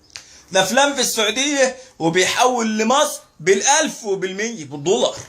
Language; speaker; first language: Arabic; native; Arabic